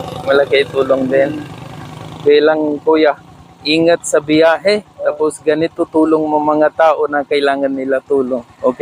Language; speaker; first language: Filipino; non-native, learner; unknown